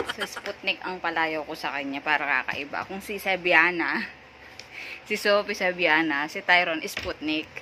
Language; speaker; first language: Filipino; non-native, local second language; Pampanga